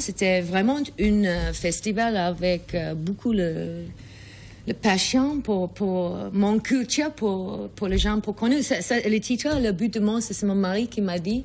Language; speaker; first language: French; non-native, learner; English